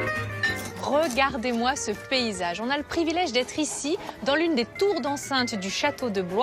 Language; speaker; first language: French; native; French